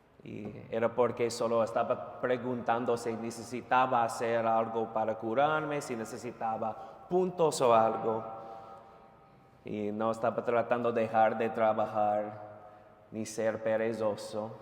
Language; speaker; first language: Spanish; non-native, fluent; English